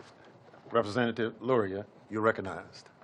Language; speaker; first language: English; native; English